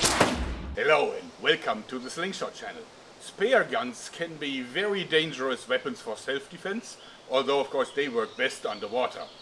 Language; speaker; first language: English; non-native, fluent; German